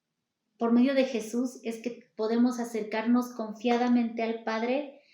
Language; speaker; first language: Spanish; native; Spanish